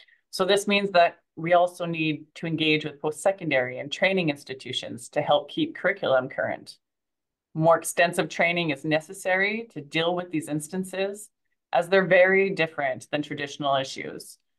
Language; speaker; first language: English; early bilingual, other home language; French